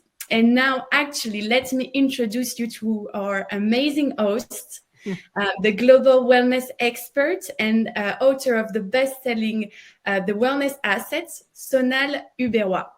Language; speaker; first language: English; non-native, fluent; French